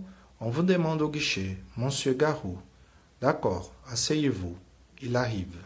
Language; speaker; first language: French; non-native, fluent; Portuguese